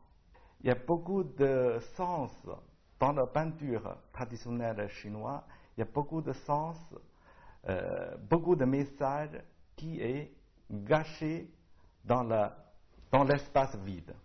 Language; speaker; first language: French; non-native, learner; Chinese